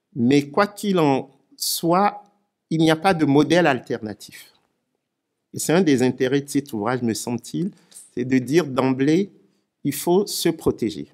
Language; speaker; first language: French; non-native, local second language; Ewe